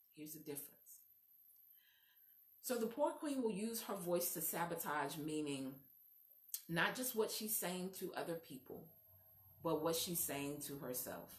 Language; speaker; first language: English; native; English